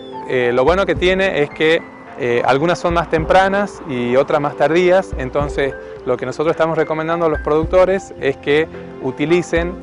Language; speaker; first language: Spanish; native; Spanish